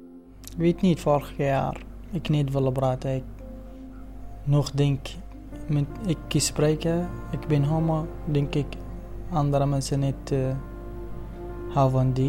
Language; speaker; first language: Dutch; non-native, learner; Arabic